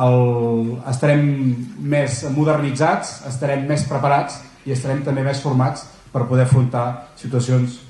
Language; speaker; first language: Catalan; native; Catalan